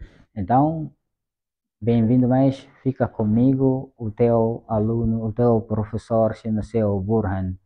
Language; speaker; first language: Portuguese; non-native, fluent; Swahili